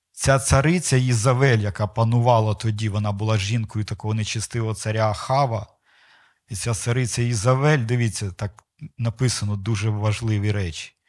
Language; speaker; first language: Ukrainian; non-native, local second language; Russian